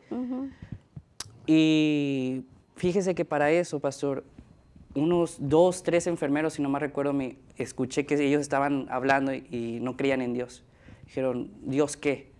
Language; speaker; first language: Spanish; native; Spanish